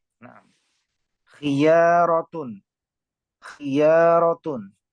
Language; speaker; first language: Arabic; non-native, fluent; Indonesian